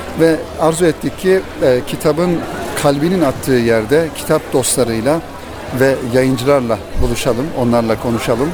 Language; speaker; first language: Turkish; native; Turkish